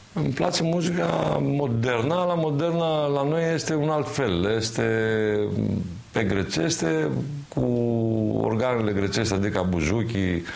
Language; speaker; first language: Romanian; non-native, learner; Greek